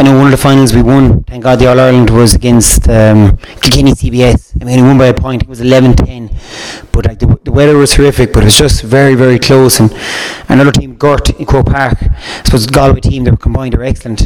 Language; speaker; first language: English; native; English